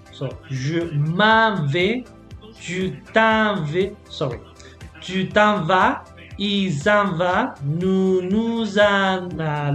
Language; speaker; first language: French; non-native, fluent; Spanish